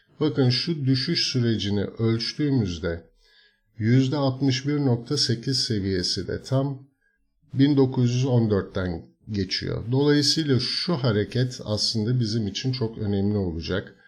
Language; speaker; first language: Turkish; native; Turkish